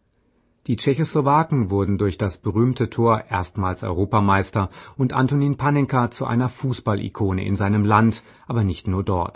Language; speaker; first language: German; native; German